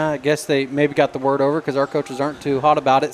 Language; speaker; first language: English; native; English